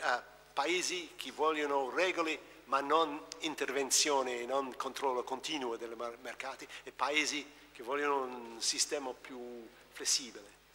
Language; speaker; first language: Italian; non-native, fluent; English